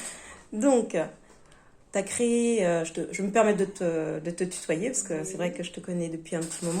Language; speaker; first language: French; native; French